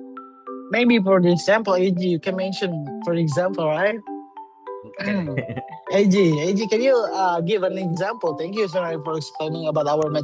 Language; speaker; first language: English; non-native, learner; Indonesian